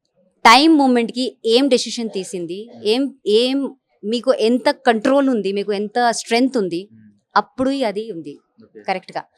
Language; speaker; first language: Telugu; non-native, learner; Hindi